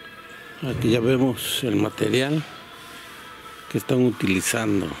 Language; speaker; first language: Spanish; native; Spanish